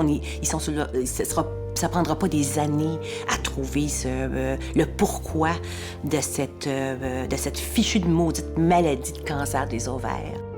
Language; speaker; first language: French; native; French